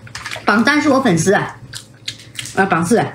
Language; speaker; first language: Chinese; native; Chinese